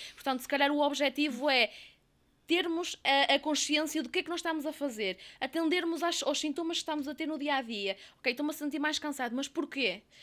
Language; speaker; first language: Portuguese; native; Portuguese